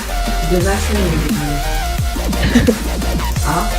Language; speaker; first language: Bulgarian; native; Bulgarian